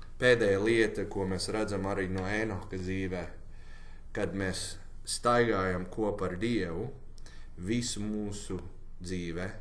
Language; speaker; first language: Latvian; non-native, learner; English